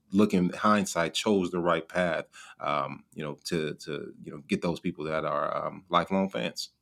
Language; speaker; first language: English; native; English